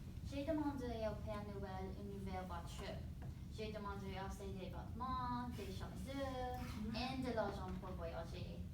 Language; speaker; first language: French; non-native, learner; English